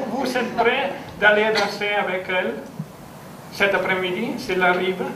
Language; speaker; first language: French; non-native, learner; Italian